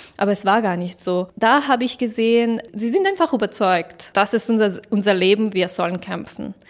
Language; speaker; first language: German; non-native, fluent; Persian